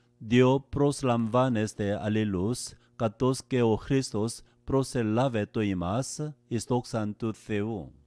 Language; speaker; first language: Greek; non-native, learner; Korean